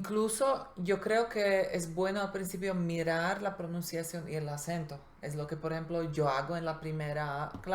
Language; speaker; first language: Spanish; non-native, fluent; Slovak